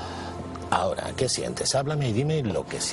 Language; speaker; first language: Spanish; native; Spanish